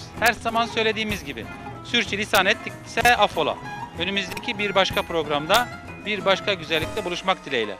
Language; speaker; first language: Turkish; native; Turkish